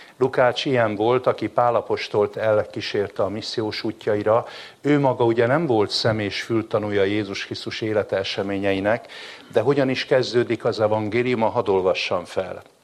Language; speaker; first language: Hungarian; native; Hungarian